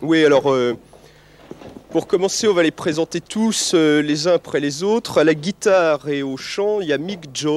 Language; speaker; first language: French; native; French